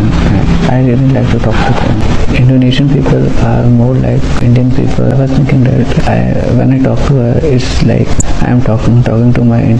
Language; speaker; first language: English; non-native, local second language; Hindi